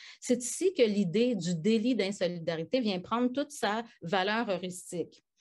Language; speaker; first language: French; native; French